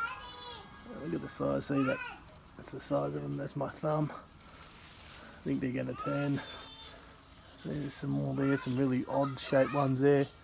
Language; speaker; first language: English; native; English